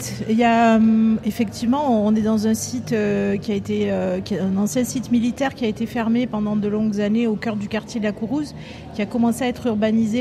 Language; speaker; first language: French; native; French